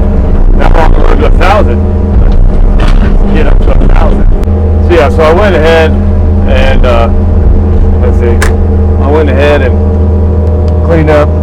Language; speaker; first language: English; native; English